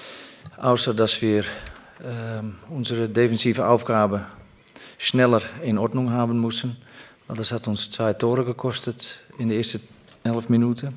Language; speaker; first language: German; non-native, fluent; Dutch